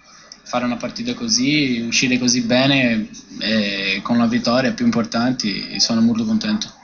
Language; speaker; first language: Italian; non-native, fluent; Portuguese